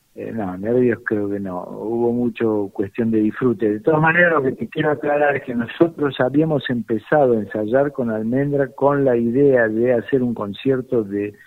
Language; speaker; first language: Spanish; native; Spanish